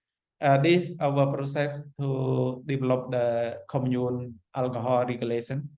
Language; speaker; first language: English; non-native, fluent; Khmer